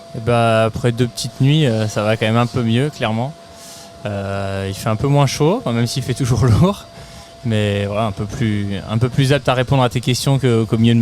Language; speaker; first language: French; native; French